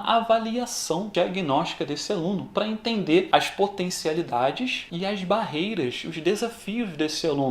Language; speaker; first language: Portuguese; native; Portuguese